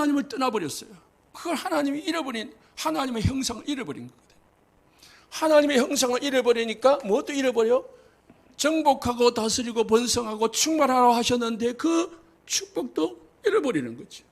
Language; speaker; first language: Korean; native; Korean